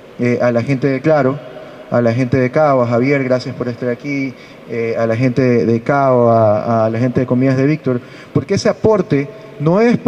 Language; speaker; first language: Spanish; native; Spanish